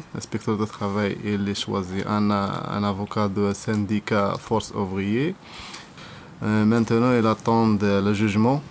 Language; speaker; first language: French; non-native, learner; Arabic